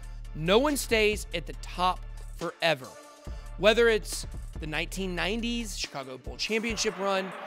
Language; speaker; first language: English; native; English